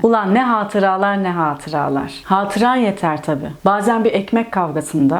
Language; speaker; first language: Turkish; native; Turkish